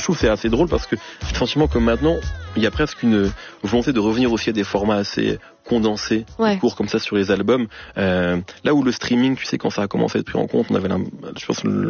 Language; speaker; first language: French; native; French